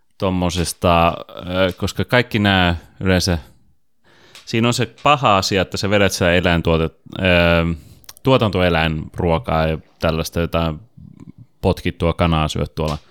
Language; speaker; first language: Finnish; native; Finnish